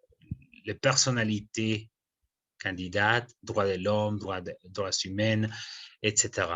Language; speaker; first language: French; non-native, fluent; Spanish